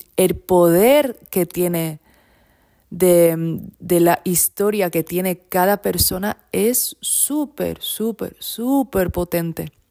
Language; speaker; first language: Spanish; non-native, fluent; Japanese